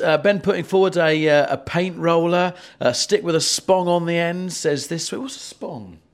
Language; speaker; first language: English; native; English